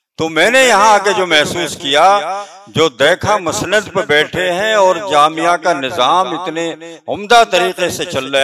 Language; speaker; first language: Urdu; native; Urdu